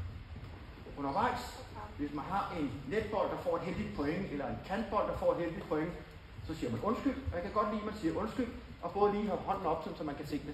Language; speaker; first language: Danish; native; Danish